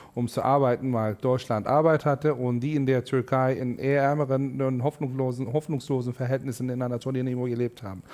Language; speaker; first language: German; non-native, fluent; Turkish